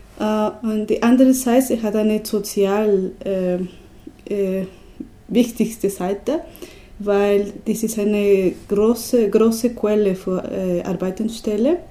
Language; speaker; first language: German; non-native, learner; Spanish